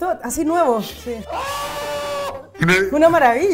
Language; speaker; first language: Spanish; native; Spanish